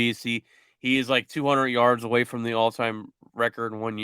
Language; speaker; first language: English; native; English